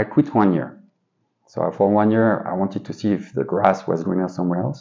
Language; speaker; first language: English; non-native, fluent; French